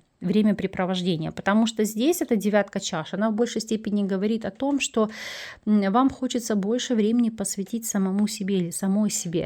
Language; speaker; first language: Russian; native; Russian